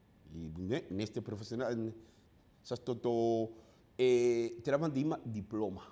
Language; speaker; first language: Bulgarian; non-native, learner; Spanish